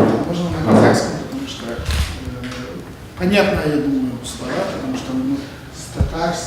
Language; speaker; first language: Russian; non-native, local second language; Kazakh